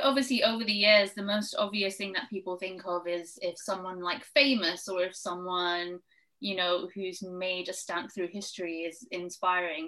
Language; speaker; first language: English; native; English